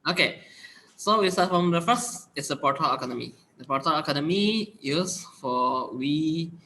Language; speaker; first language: English; non-native, learner; Indonesian